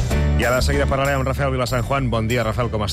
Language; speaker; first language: Catalan; native; Catalan